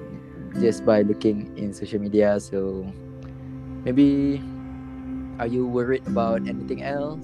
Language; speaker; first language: English; non-native, local second language; Malay